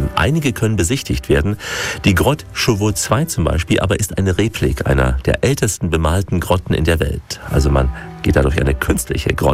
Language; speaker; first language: German; native; German